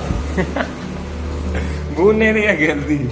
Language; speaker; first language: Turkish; non-native, learner; Urdu